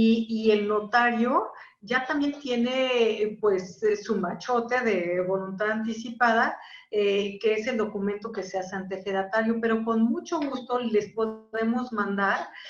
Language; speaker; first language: Spanish; native; Spanish